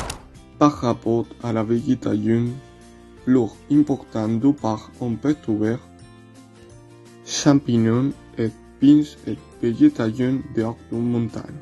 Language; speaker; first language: French; non-native, learner; Spanish